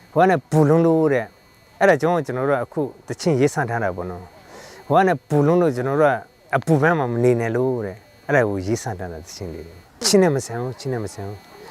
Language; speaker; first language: Burmese; non-native, local second language; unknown